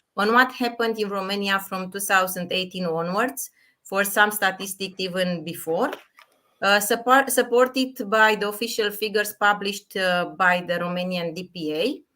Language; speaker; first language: English; non-native, fluent; Romanian